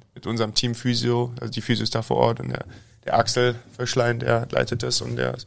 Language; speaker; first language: German; native; German